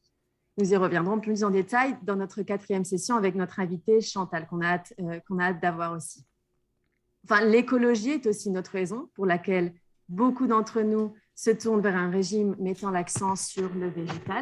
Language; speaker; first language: French; native; French